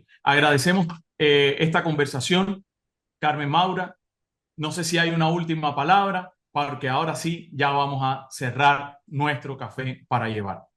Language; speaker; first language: Spanish; native; Spanish